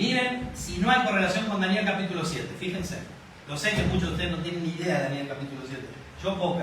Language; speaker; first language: Spanish; native; Spanish